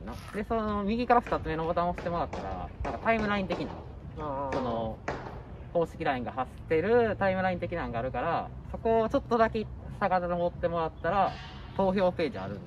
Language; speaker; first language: Japanese; native; Japanese